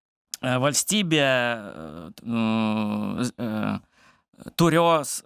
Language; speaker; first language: Lithuanian; non-native, learner; Belarusian